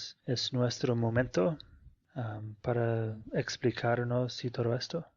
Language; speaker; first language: Spanish; non-native, fluent; English